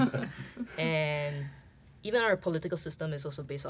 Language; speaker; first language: English; non-native, local second language; Chinese